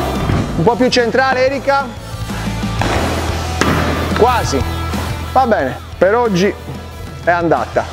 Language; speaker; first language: Italian; native; Italian